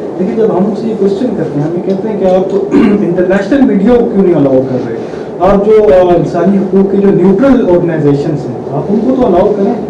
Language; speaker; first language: Urdu; native; Urdu